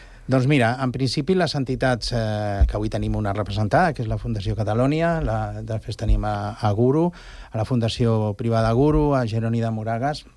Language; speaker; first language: Catalan; native; Catalan